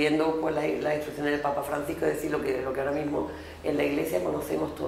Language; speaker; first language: Spanish; native; Spanish